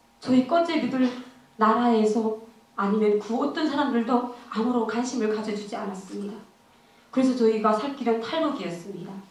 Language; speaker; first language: Korean; native; Korean